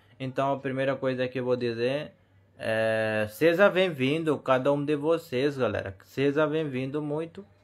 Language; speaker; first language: Portuguese; non-native, learner; Hindi